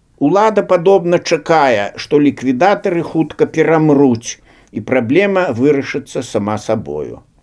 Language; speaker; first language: Belarusian; native; Belarusian